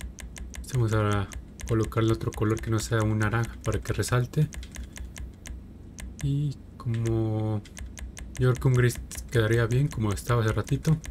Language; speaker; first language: Spanish; native; Spanish